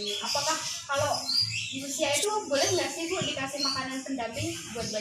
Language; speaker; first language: Indonesian; native; Indonesian